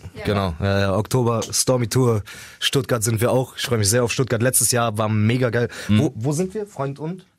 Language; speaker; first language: German; native; German